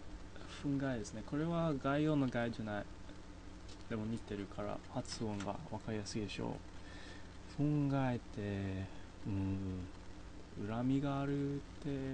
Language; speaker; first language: Japanese; non-native, fluent; English